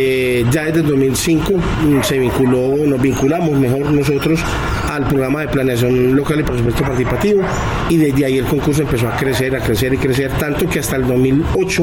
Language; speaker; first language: Spanish; native; Spanish